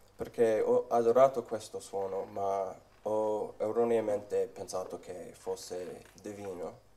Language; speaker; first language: Italian; non-native, learner; English